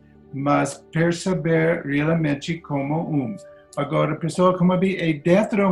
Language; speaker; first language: Portuguese; non-native, learner; English